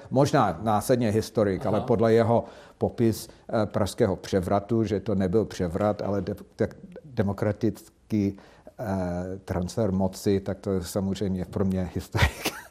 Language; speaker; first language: Czech; non-native, fluent; English